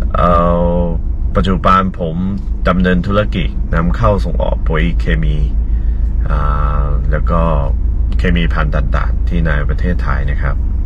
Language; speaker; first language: Thai; non-native, fluent; Chinese